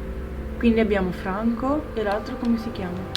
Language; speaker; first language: Italian; native; Italian